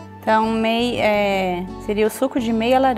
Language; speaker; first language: Spanish; non-native, learner; Portuguese